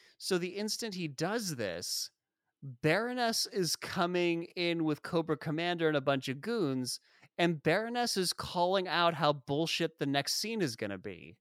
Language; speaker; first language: English; native; English